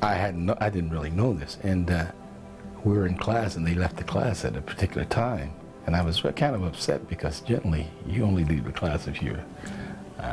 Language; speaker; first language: English; native; English